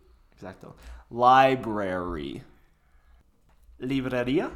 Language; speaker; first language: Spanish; non-native, fluent; English